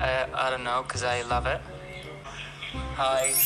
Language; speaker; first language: English; non-native, learner; Arabic